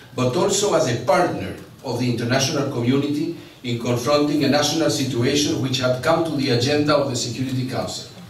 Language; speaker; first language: English; non-native, fluent; Spanish